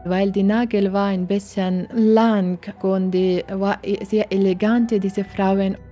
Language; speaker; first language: German; non-native, learner; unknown